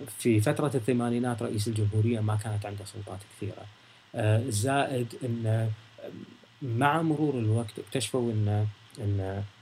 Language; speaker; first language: Arabic; native; Arabic